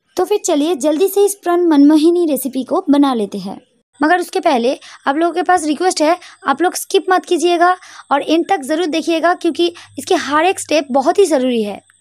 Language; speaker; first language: Hindi; non-native, local second language; Bangla